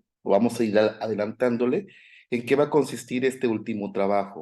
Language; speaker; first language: Spanish; native; Spanish